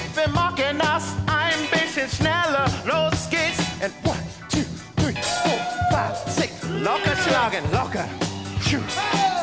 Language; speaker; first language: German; non-native, fluent; English